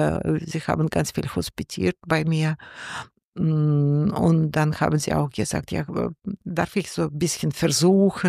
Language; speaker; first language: German; non-native, learner; Russian